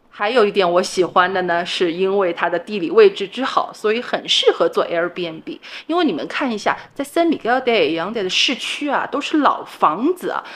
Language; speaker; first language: Chinese; native; Chinese